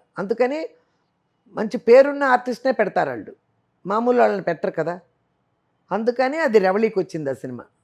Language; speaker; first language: Telugu; native; Telugu